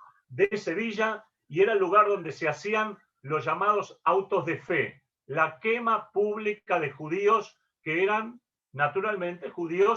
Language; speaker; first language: Spanish; native; Spanish